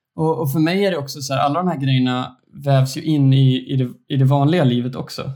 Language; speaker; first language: Swedish; native; Swedish